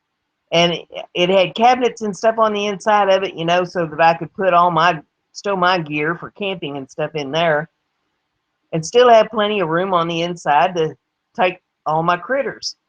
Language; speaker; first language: English; native; English